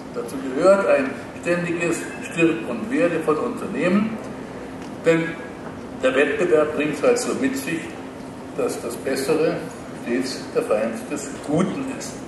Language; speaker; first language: German; native; German